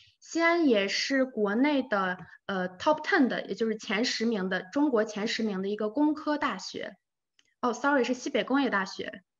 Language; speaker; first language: Chinese; native; Chinese